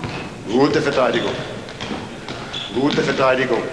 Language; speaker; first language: German; non-native, fluent; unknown